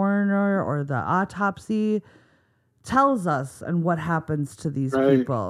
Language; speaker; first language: English; native; English